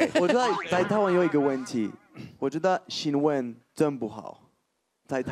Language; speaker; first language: Chinese; non-native, learner; French